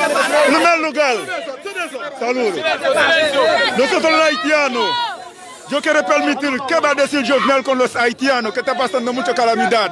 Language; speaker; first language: Spanish; non-native, learner; Haitian Creole